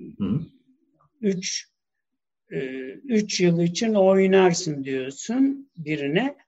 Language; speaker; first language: Turkish; early bilingual, heritage; Turkish